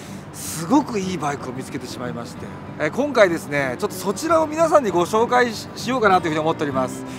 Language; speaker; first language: Japanese; native; Japanese